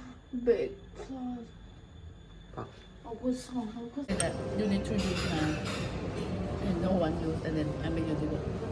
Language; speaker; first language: English; non-native, learner; Thai